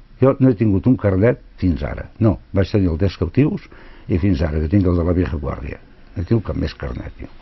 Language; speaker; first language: Catalan; non-native, local second language; Spanish